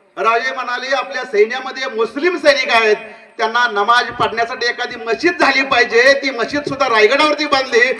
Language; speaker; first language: Marathi; native; Marathi